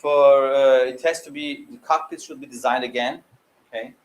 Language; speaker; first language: English; non-native, fluent; Turkish